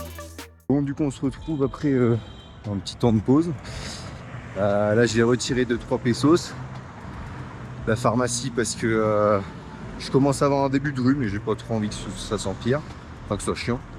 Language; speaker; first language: French; native; French